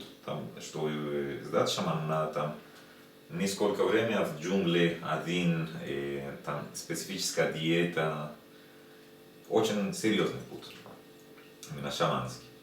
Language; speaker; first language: Russian; non-native, learner; Spanish